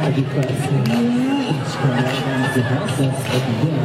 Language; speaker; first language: English; non-native, learner; Japanese